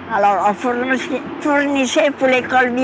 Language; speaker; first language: French; non-native, local second language; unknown